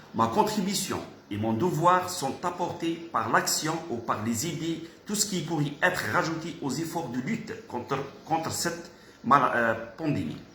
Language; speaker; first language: French; non-native, local second language; Arabic